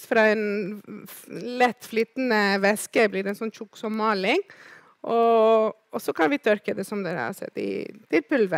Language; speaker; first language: Norwegian; non-native, fluent; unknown